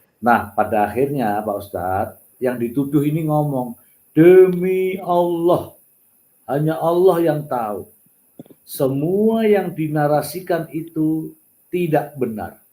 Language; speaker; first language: Indonesian; native; Indonesian